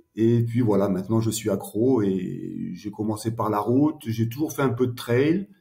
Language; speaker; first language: French; early bilingual, heritage; French